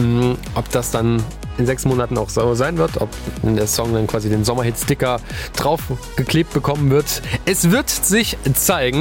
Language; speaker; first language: German; native; German